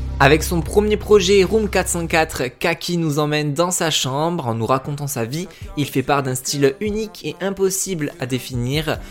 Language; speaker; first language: French; native; French